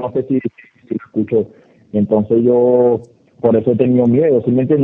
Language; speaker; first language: Spanish; native; Spanish